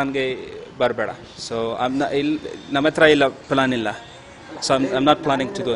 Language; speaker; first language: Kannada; non-native, learner; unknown